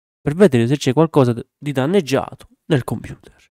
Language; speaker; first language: Italian; native; Italian